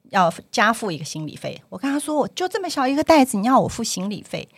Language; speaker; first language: Chinese; native; Chinese